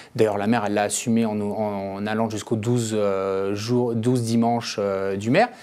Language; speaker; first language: French; native; French